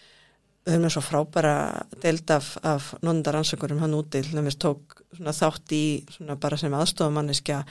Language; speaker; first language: Icelandic; native; Icelandic